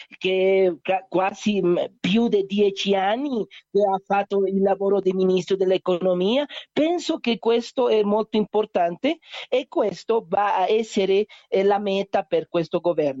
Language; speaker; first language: Italian; non-native, learner; Spanish